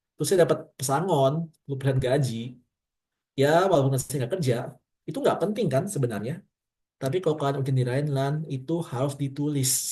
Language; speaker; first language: Indonesian; native; Indonesian